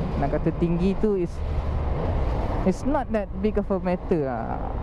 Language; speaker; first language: English; non-native, local second language; Malay